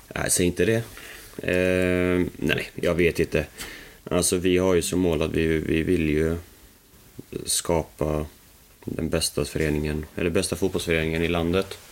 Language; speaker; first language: Swedish; early bilingual, other home language; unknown